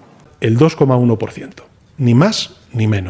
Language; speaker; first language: Spanish; native; Spanish